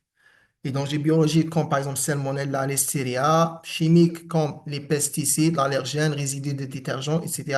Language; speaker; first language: French; non-native, local second language; Arabic